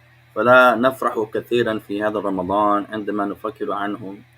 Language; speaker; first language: Arabic; non-native, fluent; English